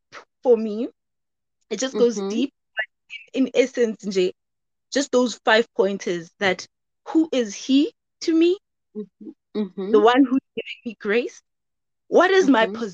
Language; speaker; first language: English; non-native, local second language; Zulu